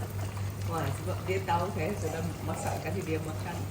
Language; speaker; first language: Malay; non-native, local second language; Chinese